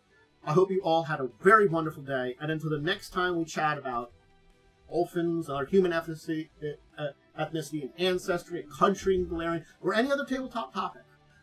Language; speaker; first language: English; native; English